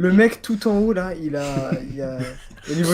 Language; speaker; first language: French; native; French